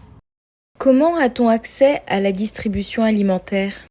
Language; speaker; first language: French; native; French